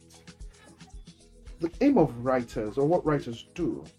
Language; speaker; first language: English; non-native, local second language; Yoruba